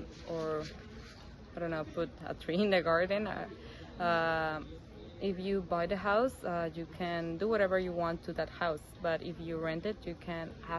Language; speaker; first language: English; non-native, fluent; Spanish